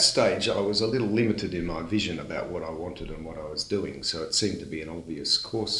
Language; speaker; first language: English; native; English